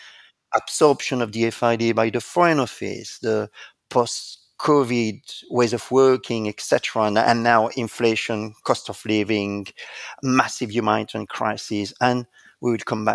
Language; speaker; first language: English; non-native, fluent; French